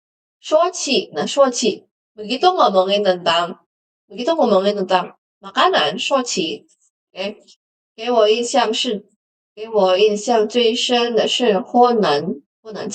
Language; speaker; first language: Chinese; non-native, fluent; Indonesian